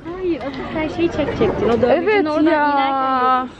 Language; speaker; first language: Turkish; native; Turkish